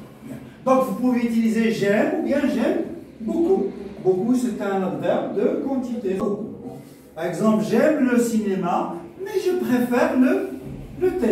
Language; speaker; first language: French; non-native, local second language; Arabic